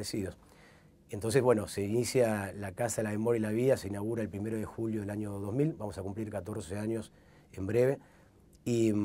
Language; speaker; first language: Spanish; native; Spanish